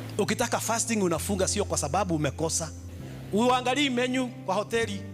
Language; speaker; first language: Swahili; non-native, local second language; Kikuyu